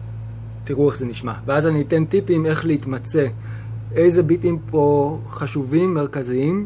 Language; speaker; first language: Hebrew; native; Hebrew